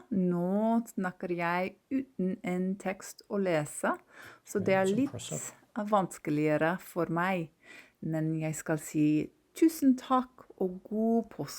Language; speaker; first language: Norwegian; non-native, learner; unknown